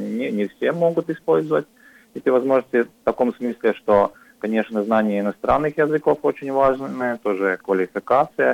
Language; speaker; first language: Russian; non-native, local second language; Latvian